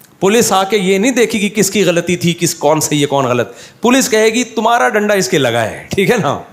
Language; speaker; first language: Urdu; native; Urdu